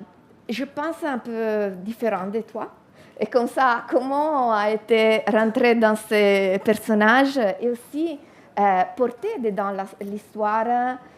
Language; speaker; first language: French; non-native, learner; Italian